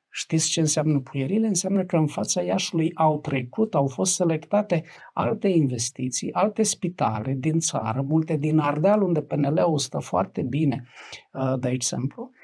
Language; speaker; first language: Romanian; native; Romanian